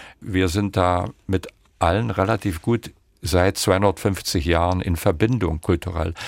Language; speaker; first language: German; non-native, local second language; Upper Sorbian